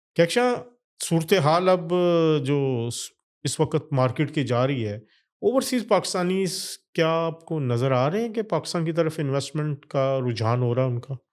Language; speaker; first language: Urdu; native; Urdu